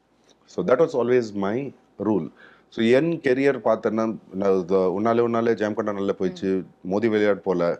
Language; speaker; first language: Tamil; non-native, local second language; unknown